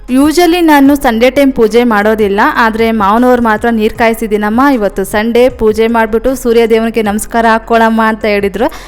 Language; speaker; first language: Kannada; non-native, local second language; Telugu